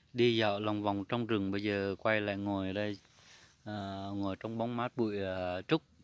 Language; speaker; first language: Vietnamese; native; Vietnamese